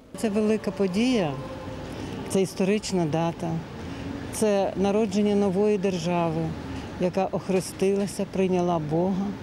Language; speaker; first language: Ukrainian; native; Ukrainian